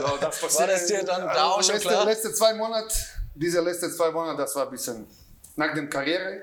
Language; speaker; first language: German; non-native, learner; Croatian